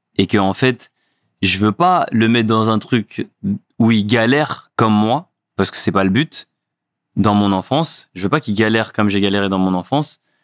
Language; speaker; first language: French; early bilingual, other home language; Fula